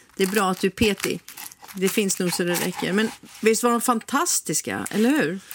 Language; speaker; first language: Swedish; native; Swedish